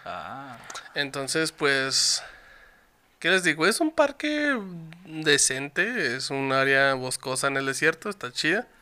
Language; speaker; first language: Spanish; native; Spanish